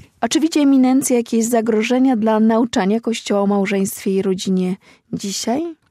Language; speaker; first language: Polish; native; Polish